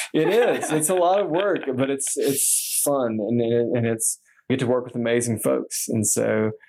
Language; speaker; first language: English; native; English